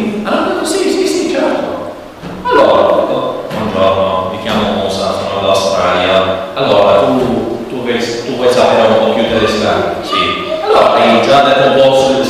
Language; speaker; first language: Italian; non-native, learner; English